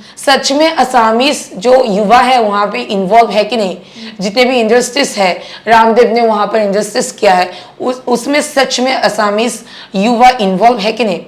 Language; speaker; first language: Hindi; non-native, local second language; Assamese